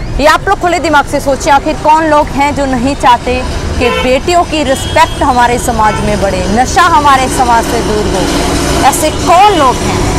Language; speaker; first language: Hindi; native; Hindi